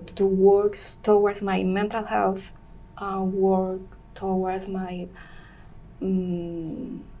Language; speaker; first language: English; non-native, learner; Spanish